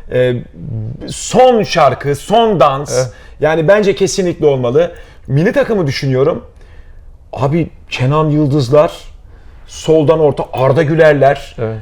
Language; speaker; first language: Turkish; native; Turkish